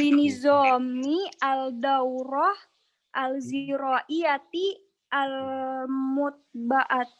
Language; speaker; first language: Arabic; non-native, learner; Indonesian